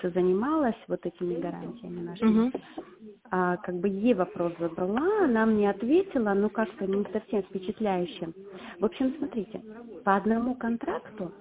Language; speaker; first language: Russian; native; Russian